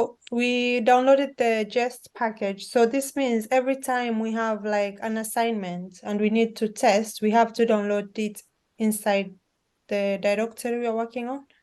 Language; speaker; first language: English; non-native, fluent; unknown